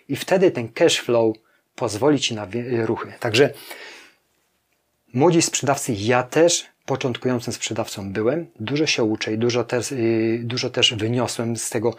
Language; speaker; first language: Polish; native; Polish